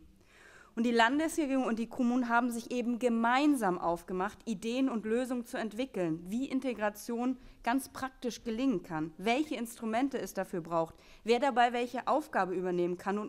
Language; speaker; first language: German; native; German